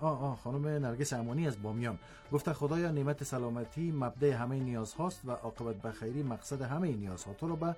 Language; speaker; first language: Persian; native; Persian